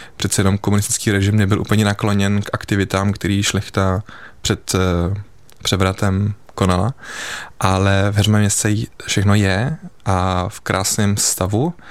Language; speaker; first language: Czech; early bilingual, heritage; Czech